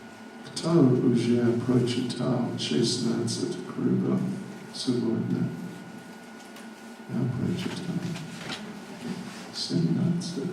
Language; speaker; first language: Russian; non-native, learner; English